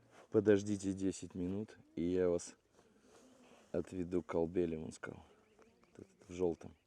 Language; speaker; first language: Russian; native; Russian